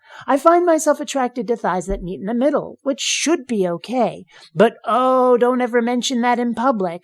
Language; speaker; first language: English; native; English